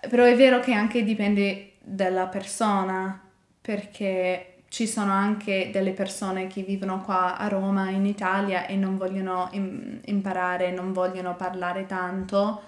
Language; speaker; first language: Italian; non-native, learner; English